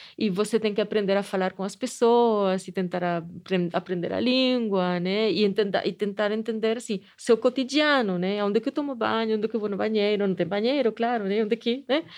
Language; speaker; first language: Portuguese; non-native, fluent; Spanish